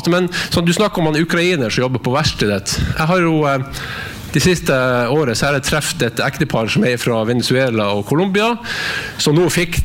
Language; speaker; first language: Norwegian; native; Norwegian